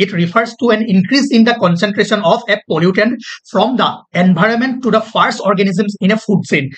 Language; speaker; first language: English; non-native, local second language; Assamese